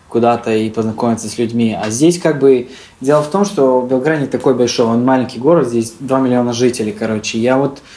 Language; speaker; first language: Russian; early bilingual, heritage; Serbian